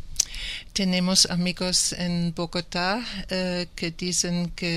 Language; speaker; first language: Spanish; non-native, learner; German